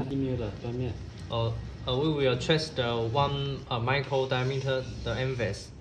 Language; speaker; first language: English; non-native, learner; Chinese